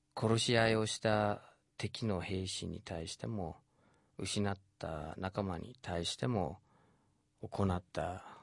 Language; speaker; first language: Japanese; non-native, fluent; English